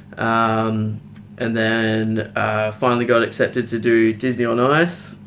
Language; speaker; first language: English; native; English